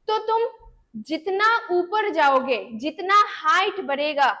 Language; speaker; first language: Hindi; non-native, local second language; Bangla